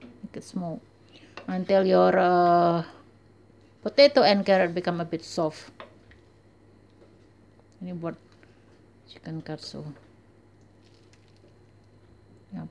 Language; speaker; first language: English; non-native, learner; Indonesian